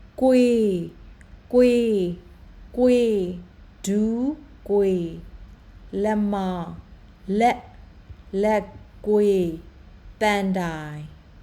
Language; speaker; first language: Burmese; native; Burmese